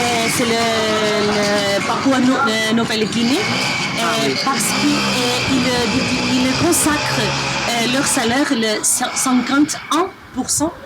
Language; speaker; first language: French; non-native, learner; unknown